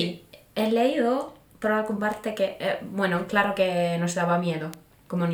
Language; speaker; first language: Spanish; non-native, fluent; Finnish